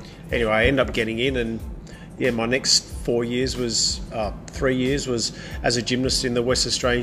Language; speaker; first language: English; native; English